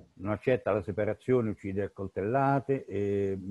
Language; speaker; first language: Italian; native; Italian